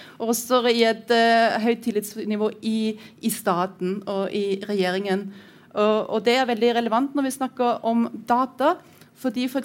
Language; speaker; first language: Norwegian; non-native, fluent; German